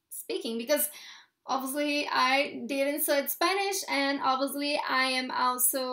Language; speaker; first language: English; non-native, fluent; Portuguese